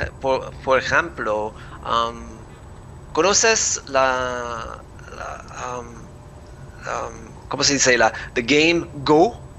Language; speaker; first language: Spanish; non-native, learner; English